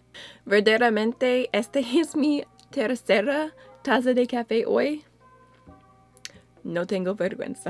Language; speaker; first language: Spanish; non-native, learner; English